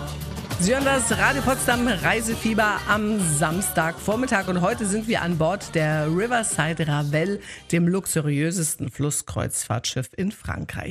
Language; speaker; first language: German; native; German